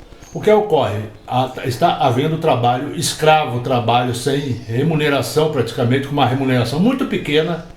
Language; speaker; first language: Portuguese; native; Portuguese